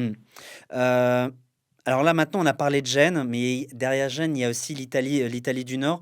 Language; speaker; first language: French; native; French